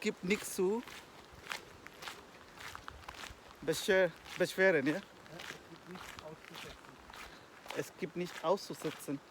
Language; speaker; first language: German; non-native, learner; Swahili